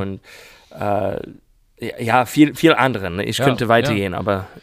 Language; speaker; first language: German; non-native, learner; English